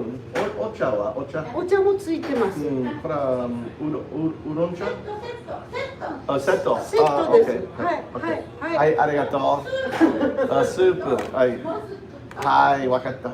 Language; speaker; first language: Japanese; non-native, learner; English